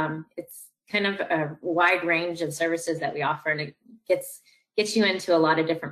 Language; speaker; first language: English; native; English